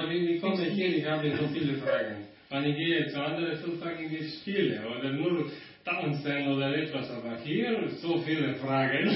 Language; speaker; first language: German; non-native, learner; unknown